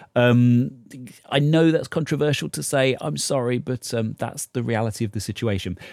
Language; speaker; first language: English; native; English